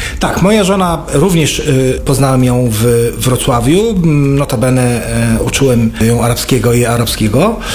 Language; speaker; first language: Polish; non-native, fluent; Arabic